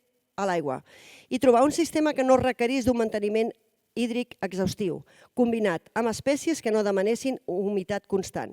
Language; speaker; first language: Catalan; native; Catalan